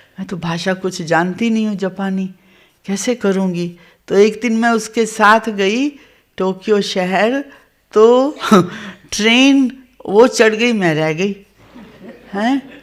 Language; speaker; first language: Hindi; non-native, local second language; Gujarati